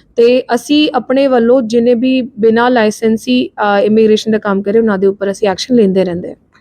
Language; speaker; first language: Punjabi; non-native, local second language; Hindi